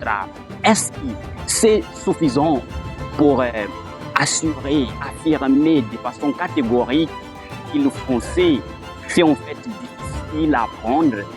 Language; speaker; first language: French; non-native, fluent; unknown